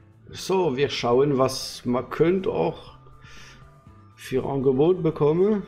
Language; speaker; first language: German; non-native, fluent; French